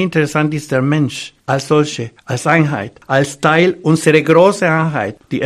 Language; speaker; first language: German; non-native, fluent; Spanish